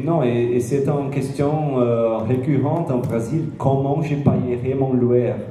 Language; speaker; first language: French; non-native, learner; Portuguese